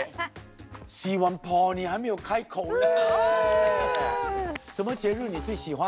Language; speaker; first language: Chinese; native; Chinese